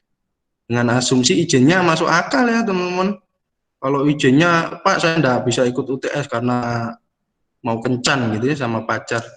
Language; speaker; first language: Indonesian; native; Indonesian